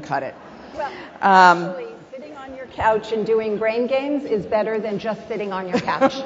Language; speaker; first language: English; native; English